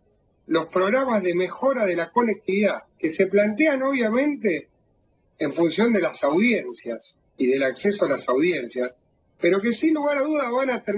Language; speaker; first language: Spanish; native; Spanish